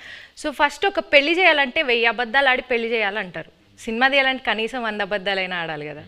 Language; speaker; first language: Telugu; native; Telugu